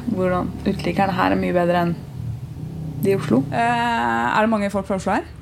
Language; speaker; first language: Norwegian; early bilingual, other home language; Turkish